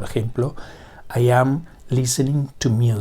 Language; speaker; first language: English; non-native, fluent; Spanish